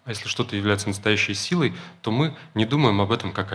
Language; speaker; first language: Russian; native; Russian